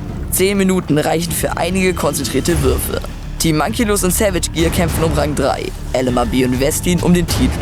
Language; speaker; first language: German; native; German